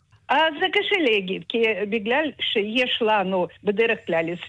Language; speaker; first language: Hebrew; non-native, fluent; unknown